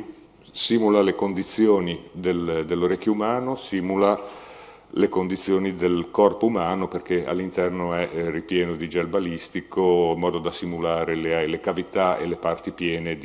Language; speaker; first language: Italian; native; Italian